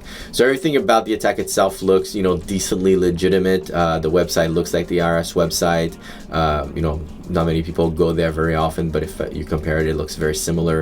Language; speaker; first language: English; native; English